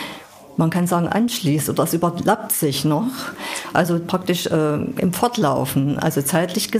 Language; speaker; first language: German; native; German